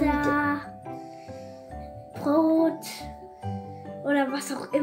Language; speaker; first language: German; early bilingual, other home language; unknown